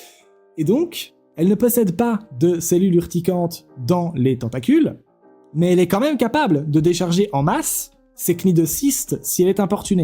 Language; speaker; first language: French; native; French